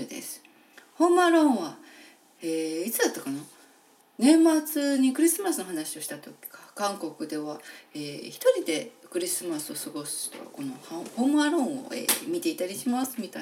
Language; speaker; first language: Japanese; native; Japanese